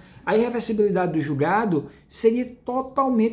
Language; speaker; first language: Portuguese; native; Portuguese